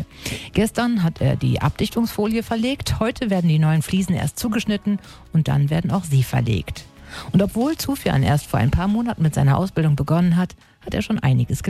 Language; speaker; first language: German; native; German